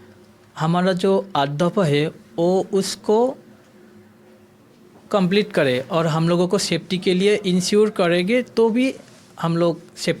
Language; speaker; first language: Hindi; non-native, learner; Bangla